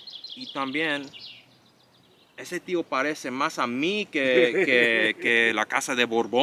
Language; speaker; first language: Spanish; non-native, fluent; English